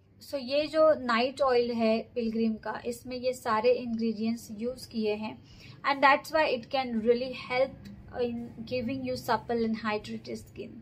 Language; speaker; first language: Hindi; native; Hindi